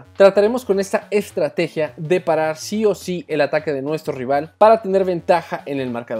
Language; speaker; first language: Spanish; native; Spanish